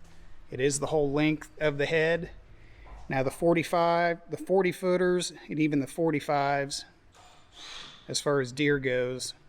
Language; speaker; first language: English; native; English